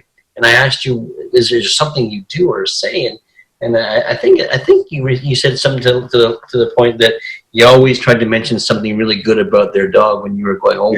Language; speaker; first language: English; native; English